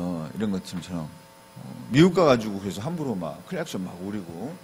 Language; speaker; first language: Korean; native; Korean